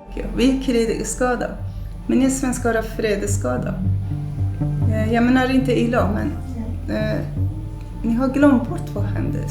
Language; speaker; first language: Swedish; non-native, fluent; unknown